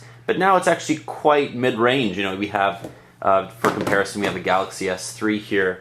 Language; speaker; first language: English; native; English